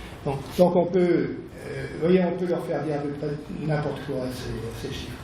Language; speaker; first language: French; native; French